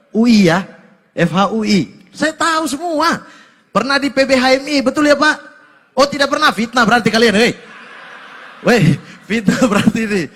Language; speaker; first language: Indonesian; native; Indonesian